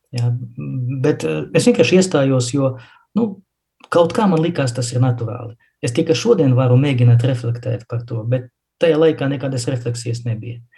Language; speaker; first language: Latvian; non-native, local second language; Russian